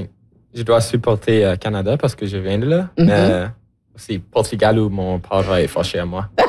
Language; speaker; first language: French; non-native, local second language; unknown